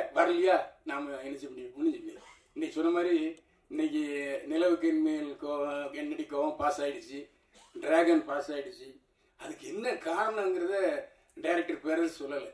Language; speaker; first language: Tamil; native; Tamil